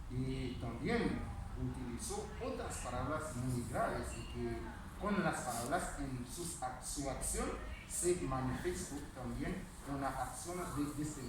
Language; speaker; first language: Spanish; non-native, learner; Haitian Creole